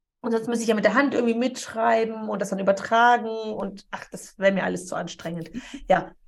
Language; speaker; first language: German; early bilingual, other home language; Polish